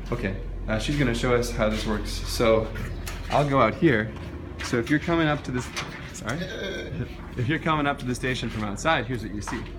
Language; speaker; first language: English; native; English